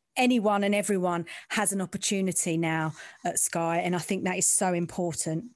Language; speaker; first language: English; native; English